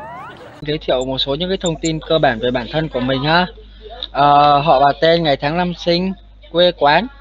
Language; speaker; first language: Vietnamese; native; Vietnamese